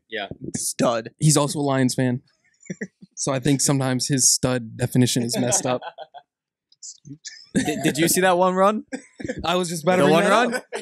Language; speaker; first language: English; native; English